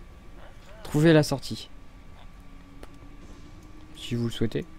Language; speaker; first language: French; native; French